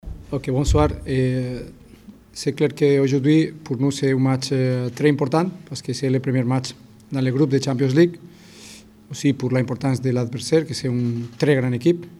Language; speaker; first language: French; non-native, fluent; Spanish